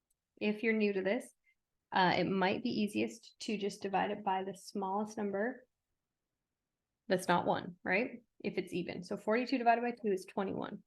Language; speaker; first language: English; native; English